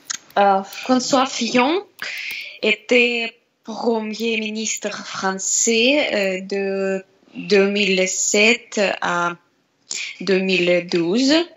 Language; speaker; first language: French; non-native, learner; Russian